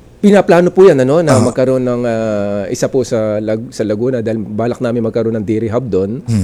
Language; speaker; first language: Filipino; non-native, local second language; Iloko